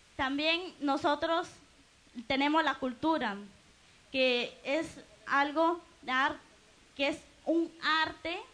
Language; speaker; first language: Spanish; native; Spanish